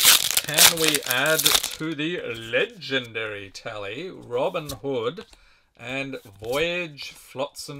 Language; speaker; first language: English; native; English